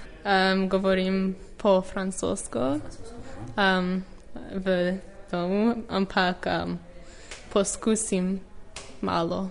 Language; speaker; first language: Slovenian; non-native, learner; French